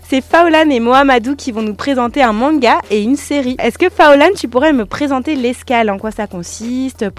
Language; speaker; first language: French; native; French